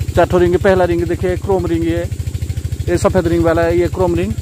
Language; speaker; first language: Hindi; non-native, local second language; Odia